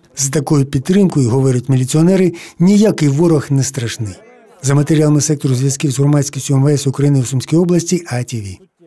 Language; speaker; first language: Ukrainian; native; Ukrainian